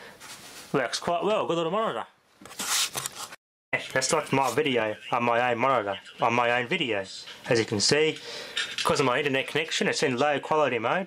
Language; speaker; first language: English; native; English